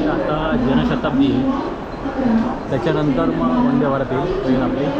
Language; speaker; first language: Marathi; native; Marathi